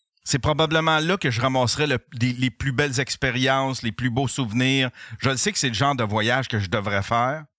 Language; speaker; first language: French; native; French